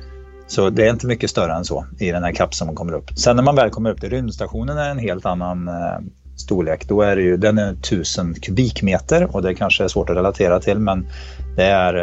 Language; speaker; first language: Swedish; native; Swedish